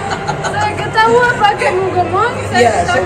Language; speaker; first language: Indonesian; non-native, learner; Russian